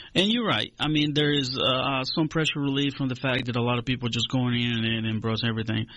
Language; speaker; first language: English; non-native, fluent; Spanish